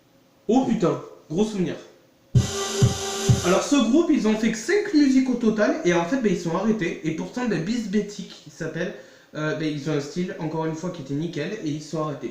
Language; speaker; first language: French; native; French